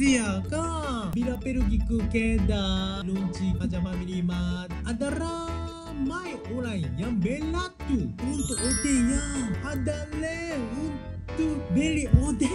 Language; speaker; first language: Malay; non-native, learner; Japanese